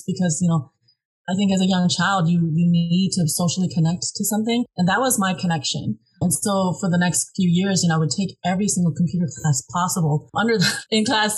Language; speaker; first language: English; early bilingual, other home language; Hmong